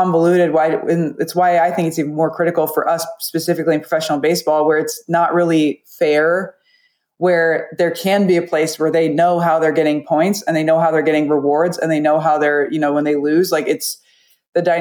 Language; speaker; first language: English; native; English